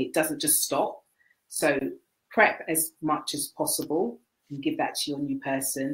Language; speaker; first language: English; native; English